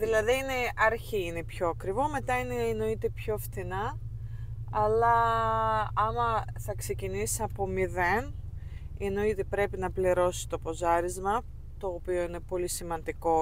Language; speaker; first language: Greek; non-native, fluent; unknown